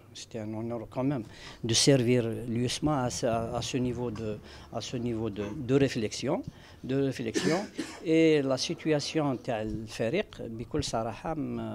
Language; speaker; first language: French; non-native, local second language; Arabic